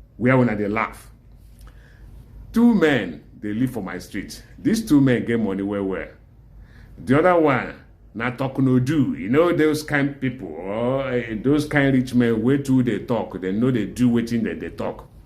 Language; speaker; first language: Nigerian Pidgin; non-native, local second language; Igbo